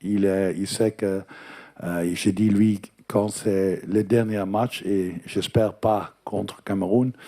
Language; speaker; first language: French; non-native, fluent; Dutch